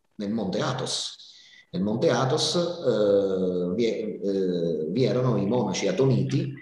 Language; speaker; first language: Italian; native; Italian